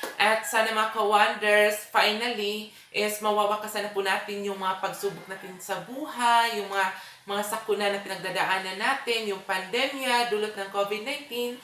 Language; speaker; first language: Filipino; non-native, local second language; Cebuano